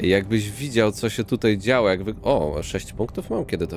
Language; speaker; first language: Polish; native; Polish